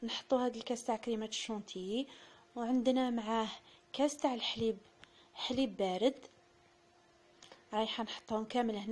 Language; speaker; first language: Arabic; native; Arabic